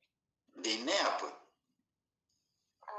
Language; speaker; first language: Spanish; native; Spanish